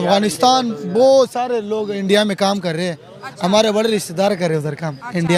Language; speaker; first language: Hindi; non-native, fluent; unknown